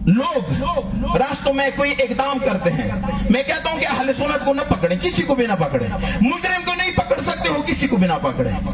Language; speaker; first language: Urdu; non-native, local second language; Pashto